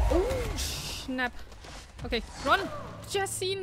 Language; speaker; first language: English; non-native, fluent; German